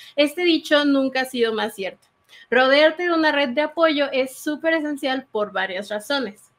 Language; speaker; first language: Spanish; native; Spanish